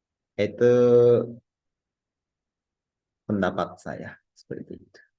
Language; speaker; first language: Indonesian; non-native, fluent; Japanese